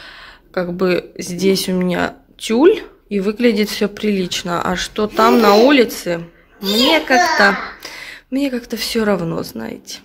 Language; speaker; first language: Russian; native; Russian